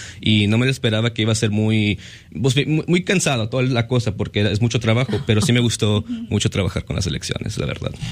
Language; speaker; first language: Spanish; early bilingual, heritage; Spanish